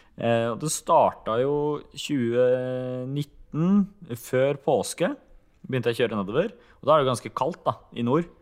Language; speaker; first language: Norwegian; early bilingual, other home language; Hungarian